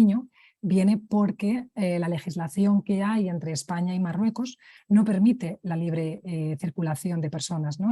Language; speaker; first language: Spanish; native; Spanish